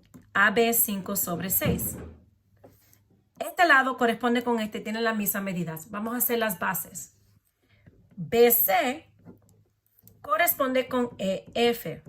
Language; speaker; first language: Spanish; early bilingual, heritage; Spanish